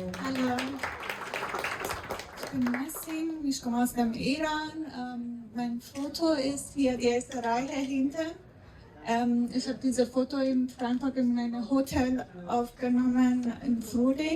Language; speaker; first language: German; non-native, fluent; Persian